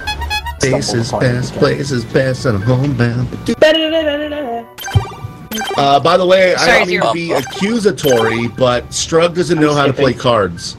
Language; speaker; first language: English; native; English